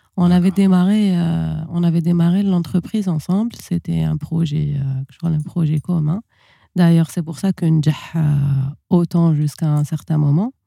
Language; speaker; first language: French; non-native, local second language; Arabic